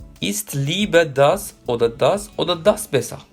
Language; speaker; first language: German; non-native, fluent; Turkish